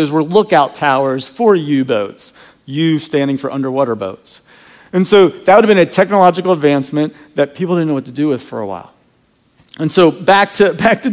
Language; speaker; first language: English; native; English